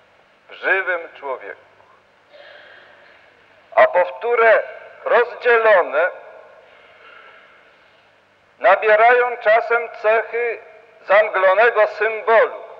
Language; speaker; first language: Polish; native; Polish